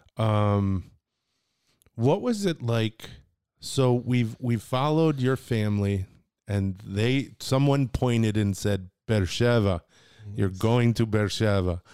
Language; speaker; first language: English; native; English